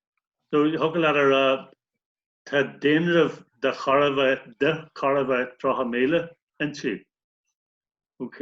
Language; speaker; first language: Irish; non-native, local second language; English